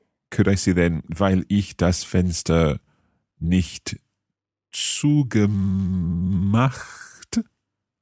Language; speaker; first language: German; non-native, learner; English